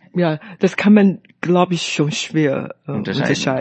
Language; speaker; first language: German; non-native, fluent; Chinese